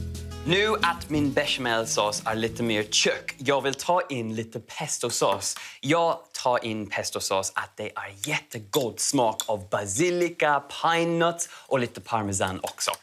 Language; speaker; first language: Swedish; non-native, learner; English